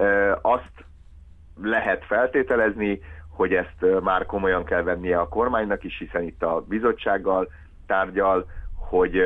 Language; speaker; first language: Hungarian; native; Hungarian